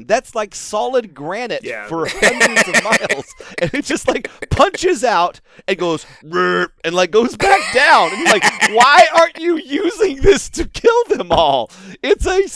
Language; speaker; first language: English; native; English